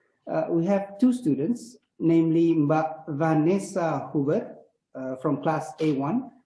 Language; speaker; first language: English; non-native, fluent; Indonesian